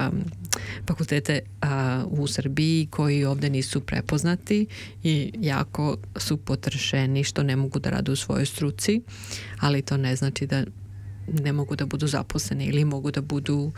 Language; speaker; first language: Serbian; native; Serbian